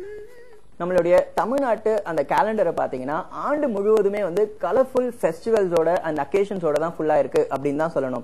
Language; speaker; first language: Tamil; native; Tamil